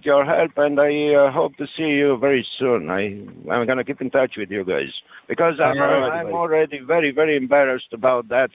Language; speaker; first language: English; non-native, learner; French